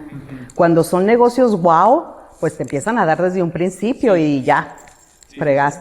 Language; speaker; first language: Spanish; native; Spanish